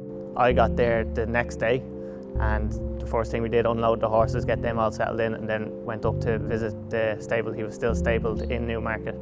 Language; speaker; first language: English; native; English